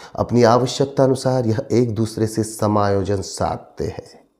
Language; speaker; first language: Hindi; non-native, local second language; Marathi